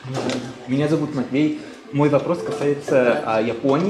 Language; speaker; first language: Russian; non-native, fluent; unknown